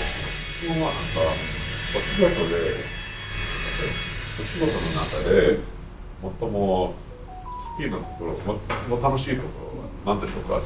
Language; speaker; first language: Japanese; non-native, fluent; English